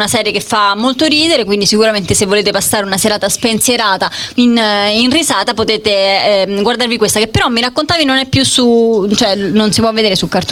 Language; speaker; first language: Italian; native; Italian